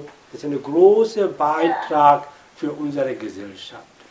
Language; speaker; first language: German; non-native, fluent; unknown